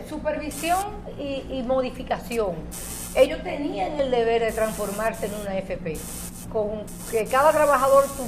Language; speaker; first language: Spanish; native; Spanish